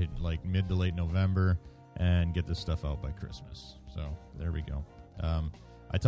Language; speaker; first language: English; native; English